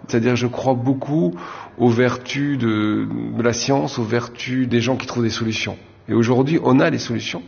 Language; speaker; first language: French; native; French